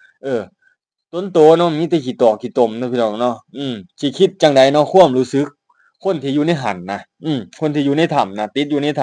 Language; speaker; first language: Thai; non-native, local second language; Northeastern Thai